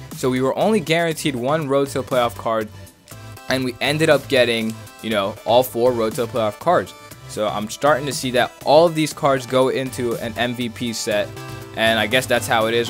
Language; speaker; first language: English; native; English